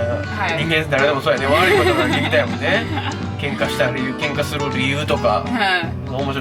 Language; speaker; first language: Japanese; native; Japanese